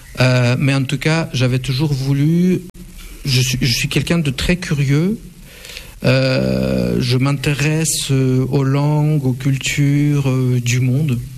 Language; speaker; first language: French; non-native, fluent; Russian